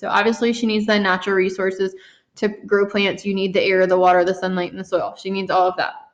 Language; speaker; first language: English; native; English